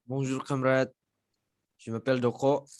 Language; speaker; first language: French; non-native, learner; Indonesian